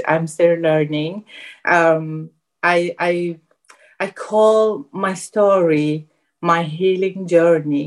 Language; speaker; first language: English; non-native, local second language; Malay